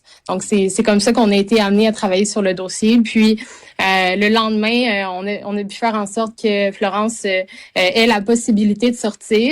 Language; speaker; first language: French; native; French